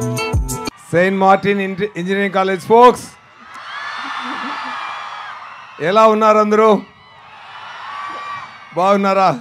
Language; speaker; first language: Telugu; non-native, learner; Tamil